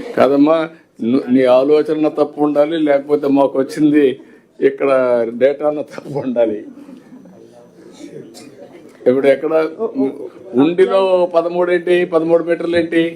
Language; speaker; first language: Telugu; native; Telugu